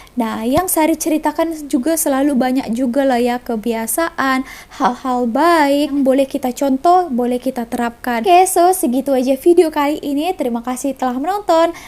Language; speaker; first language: Indonesian; native; Indonesian